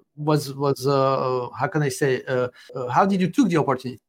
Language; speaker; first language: English; non-native, fluent; French